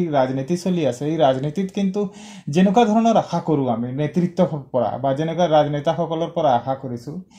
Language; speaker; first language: Assamese; non-native, local second language; Sadri